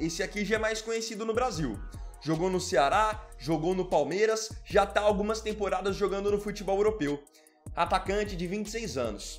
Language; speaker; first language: Portuguese; native; Portuguese